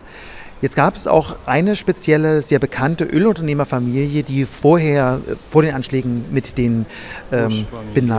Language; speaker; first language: German; native; German